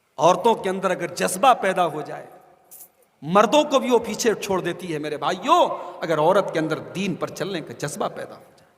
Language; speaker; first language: Urdu; native; Urdu